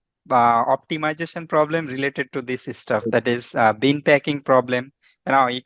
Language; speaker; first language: English; non-native, fluent; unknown